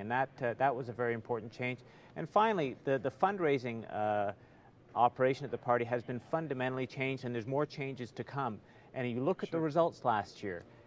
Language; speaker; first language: English; native; English